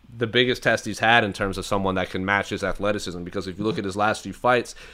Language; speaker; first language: English; native; English